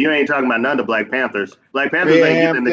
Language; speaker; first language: English; native; English